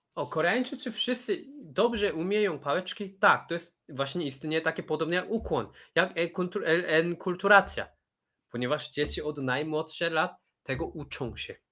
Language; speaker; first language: Polish; non-native, fluent; Korean